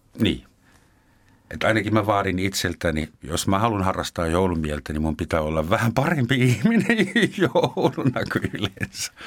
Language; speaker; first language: Finnish; non-native, fluent; German